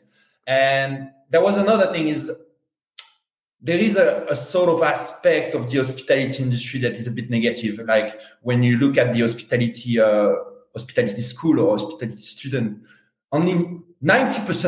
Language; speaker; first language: English; non-native, fluent; French